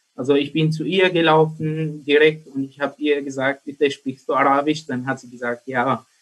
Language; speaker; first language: German; non-native, learner; Arabic